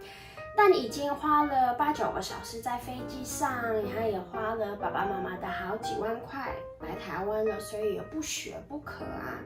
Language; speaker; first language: Chinese; non-native, fluent; Mongolian